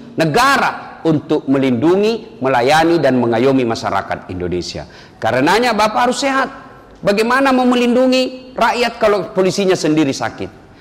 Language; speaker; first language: Indonesian; native; Indonesian